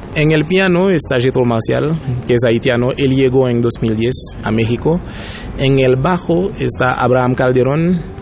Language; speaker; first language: Spanish; non-native, fluent; Haitian Creole